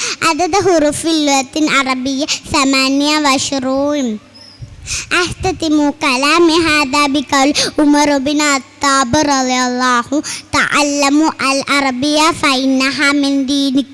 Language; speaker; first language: Arabic; non-native, learner; Malayalam